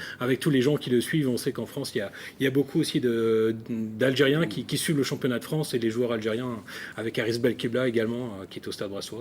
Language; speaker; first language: French; native; French